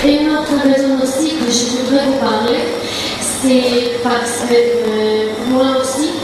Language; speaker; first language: French; non-native, fluent; Armenian